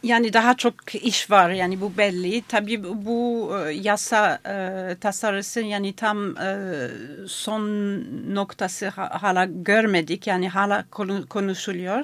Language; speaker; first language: Turkish; non-native, fluent; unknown